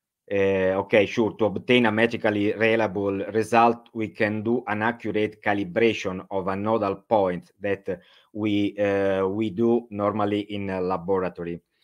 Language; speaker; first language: English; non-native, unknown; Italian